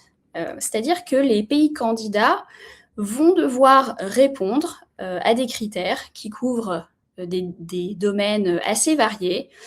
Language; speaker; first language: French; native; French